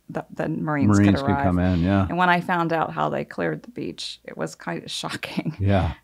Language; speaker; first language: English; native; English